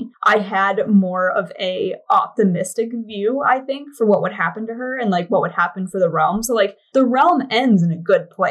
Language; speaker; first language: English; native; English